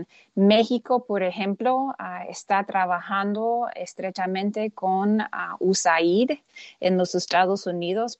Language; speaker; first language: Spanish; non-native, fluent; English